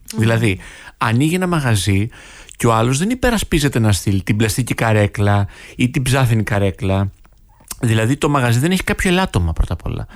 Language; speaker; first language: Greek; native; Greek